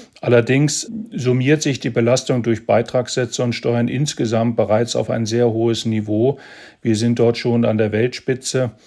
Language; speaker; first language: German; native; German